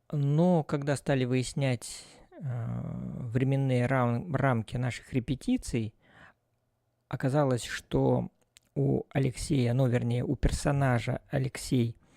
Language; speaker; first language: Russian; native; Russian